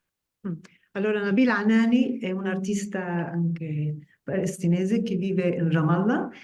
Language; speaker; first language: Italian; non-native, fluent; Spanish